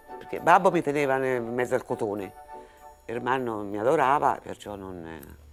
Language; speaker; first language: Italian; native; Italian